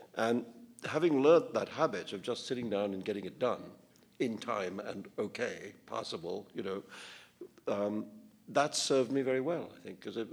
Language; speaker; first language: English; non-native, local second language; Urdu